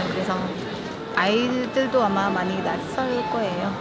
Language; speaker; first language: Korean; non-native, fluent; Khmer